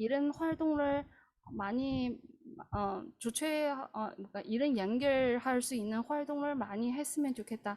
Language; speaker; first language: Korean; non-native, fluent; Chinese